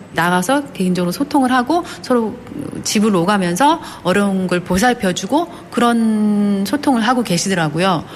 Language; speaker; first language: Korean; native; Korean